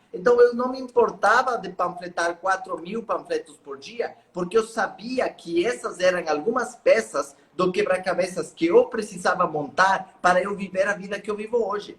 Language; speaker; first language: Portuguese; non-native, fluent; Spanish